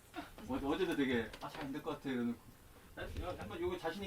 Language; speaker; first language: Korean; native; Korean